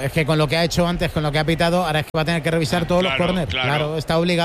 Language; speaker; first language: Spanish; native; Spanish